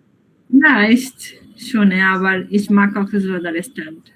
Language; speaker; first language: German; non-native, learner; Bangla